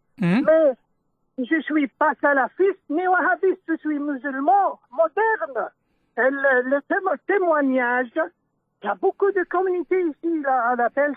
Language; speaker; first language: French; non-native, local second language; Dutch